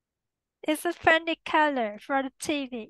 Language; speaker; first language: English; non-native, fluent; Vietnamese